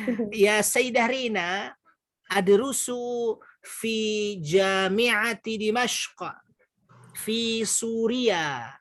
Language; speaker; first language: Arabic; non-native, fluent; Indonesian